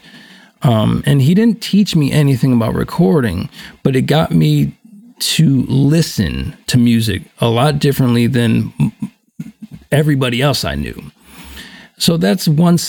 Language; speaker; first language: English; native; English